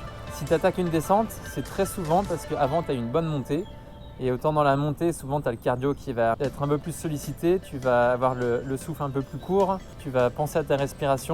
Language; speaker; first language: French; native; French